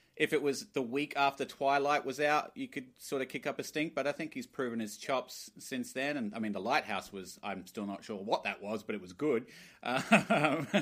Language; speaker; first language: English; native; English